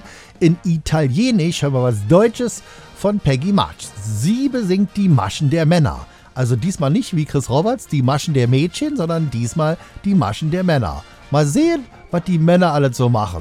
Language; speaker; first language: German; native; German